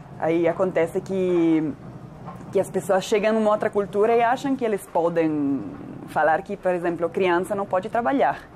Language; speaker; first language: Portuguese; non-native, fluent; Italian